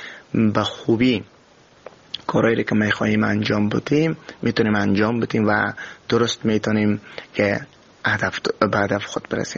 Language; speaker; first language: Persian; native; Persian